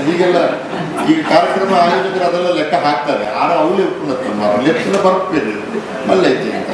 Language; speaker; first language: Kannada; non-native, local second language; Tulu